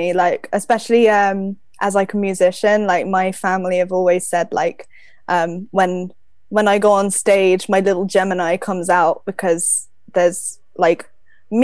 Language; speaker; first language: English; native; English